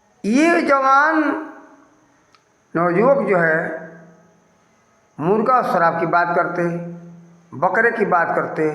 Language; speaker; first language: Hindi; native; Hindi